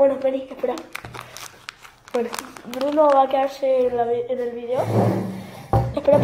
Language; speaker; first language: Spanish; native; Spanish